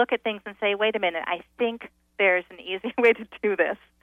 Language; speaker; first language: English; native; English